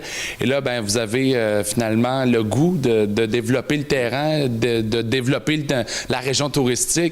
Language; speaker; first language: French; native; French